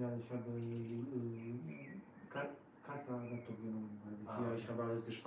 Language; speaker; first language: German; non-native, learner; Polish